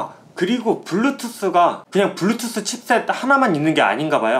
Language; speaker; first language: Korean; native; Korean